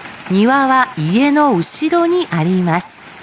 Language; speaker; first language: Japanese; non-native, learner; Chinese